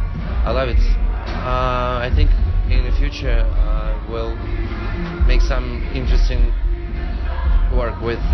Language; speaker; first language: English; non-native, learner; Russian